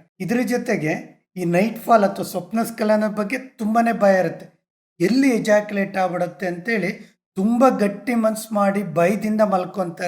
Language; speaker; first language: Kannada; native; Kannada